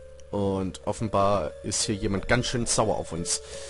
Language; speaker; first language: German; native; German